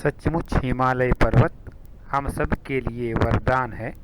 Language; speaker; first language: Hindi; non-native, local second language; Kannada